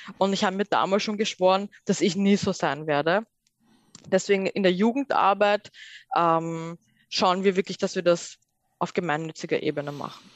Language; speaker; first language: German; early bilingual, other home language; Persian